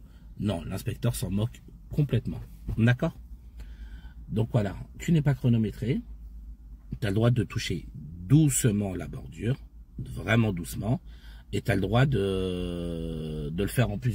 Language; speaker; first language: French; native; French